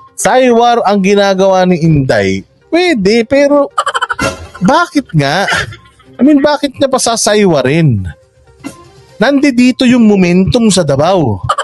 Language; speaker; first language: Filipino; non-native, local second language; Iloko